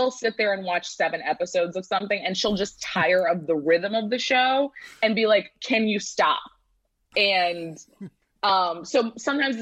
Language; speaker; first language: English; native; English